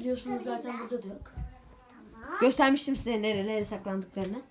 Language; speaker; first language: Turkish; native; Turkish